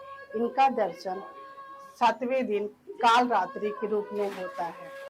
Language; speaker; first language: Hindi; native; Hindi